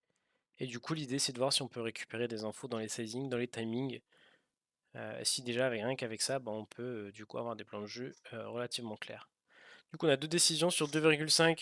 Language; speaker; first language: French; native; French